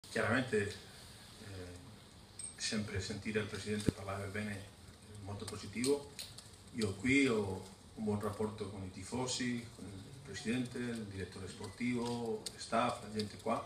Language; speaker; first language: Italian; non-native, fluent; Spanish